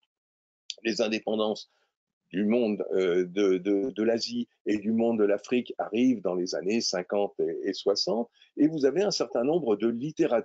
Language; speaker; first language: French; native; French